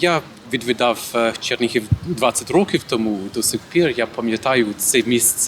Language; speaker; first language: Ukrainian; non-native, fluent; English